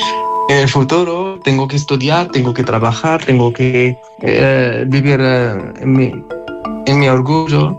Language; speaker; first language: Spanish; non-native, learner; Arabic